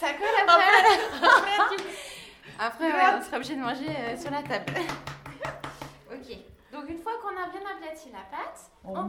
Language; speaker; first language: French; native; French